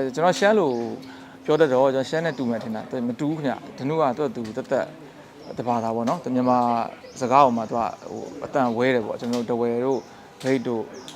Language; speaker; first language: Burmese; non-native, local second language; Shan